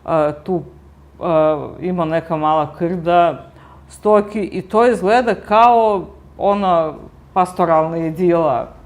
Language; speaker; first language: Bosnian; native; Bosnian